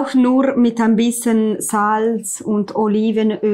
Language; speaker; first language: German; non-native, learner; Italian